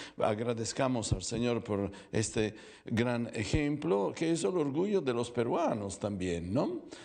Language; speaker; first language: Spanish; non-native, fluent; Italian